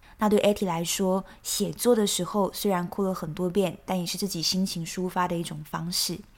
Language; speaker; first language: Chinese; native; Chinese